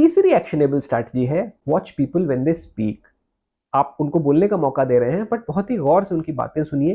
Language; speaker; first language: Hindi; native; Hindi